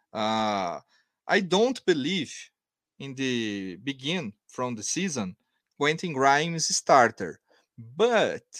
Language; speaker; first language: English; non-native, learner; Portuguese